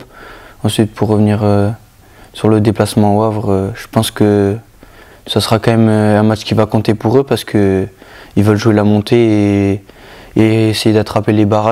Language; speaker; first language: French; native; French